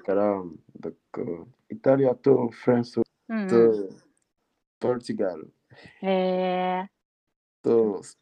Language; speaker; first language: Japanese; non-native, learner; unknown